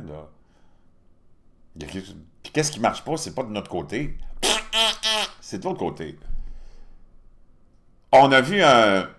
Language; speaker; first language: French; native; French